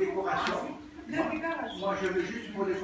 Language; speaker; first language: French; native; French